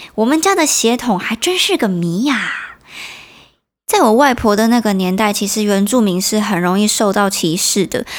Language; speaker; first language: Chinese; native; Chinese